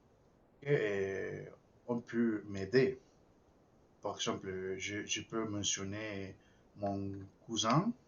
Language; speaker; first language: French; non-native, fluent; Spanish